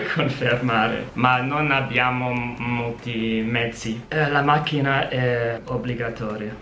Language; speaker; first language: Italian; non-native, fluent; English